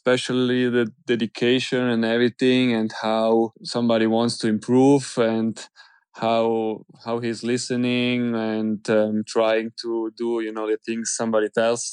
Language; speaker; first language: English; non-native, fluent; German